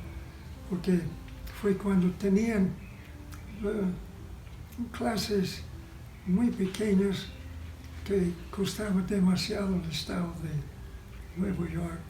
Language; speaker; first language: Spanish; non-native, fluent; English